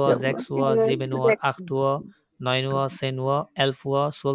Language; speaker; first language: German; non-native, fluent; Bangla